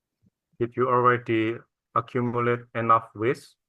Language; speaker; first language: English; non-native, fluent; Indonesian